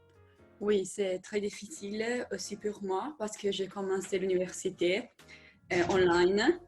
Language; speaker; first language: French; non-native, learner; Italian